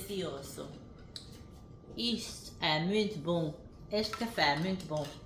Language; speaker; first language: Portuguese; early bilingual, heritage; English